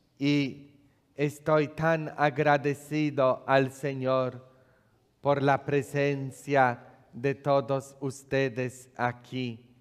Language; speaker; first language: Spanish; non-native, fluent; Polish